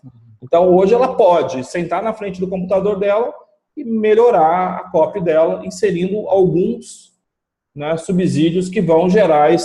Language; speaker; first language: Portuguese; native; Portuguese